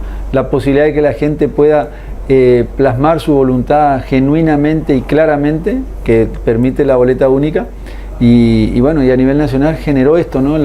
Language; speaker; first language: Spanish; native; Spanish